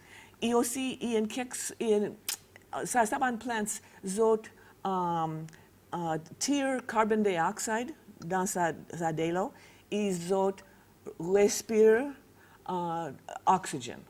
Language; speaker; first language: Haitian Creole; non-native, fluent; English